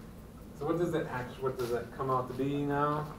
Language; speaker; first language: English; native; English